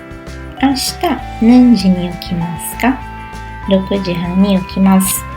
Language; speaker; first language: Japanese; non-native, learner; Portuguese